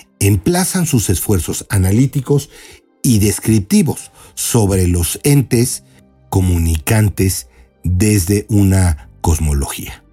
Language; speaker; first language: Spanish; native; Spanish